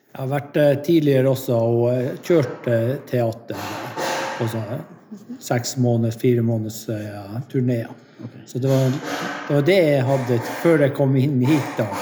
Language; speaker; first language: Norwegian; native; Norwegian